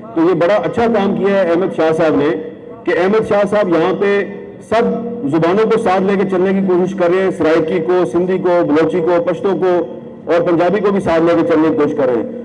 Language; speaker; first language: Urdu; non-native, local second language; Punjabi